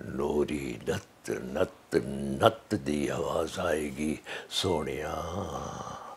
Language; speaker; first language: Urdu; native; Urdu